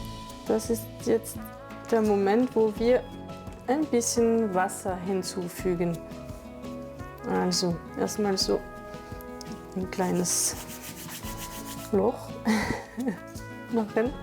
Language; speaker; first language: German; non-native, fluent; French